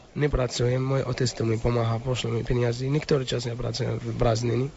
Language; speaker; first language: Slovak; non-native, learner; Arabic